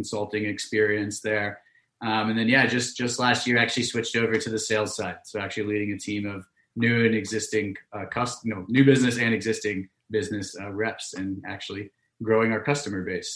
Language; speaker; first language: English; native; English